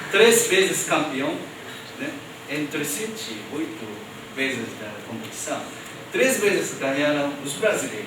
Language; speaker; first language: Portuguese; non-native, fluent; Japanese